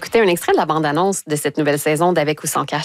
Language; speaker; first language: French; native; French